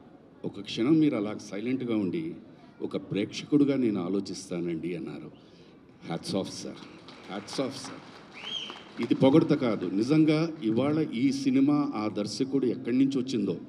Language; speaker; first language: Telugu; native; Telugu